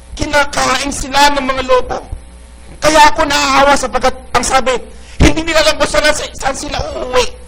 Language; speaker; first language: Filipino; non-native, local second language; Iloko